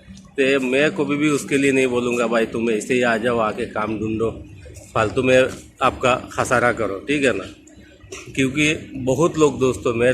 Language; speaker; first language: Hindi; non-native, local second language; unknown